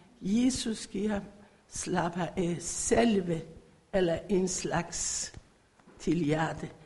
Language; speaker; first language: Danish; non-native, learner; Persian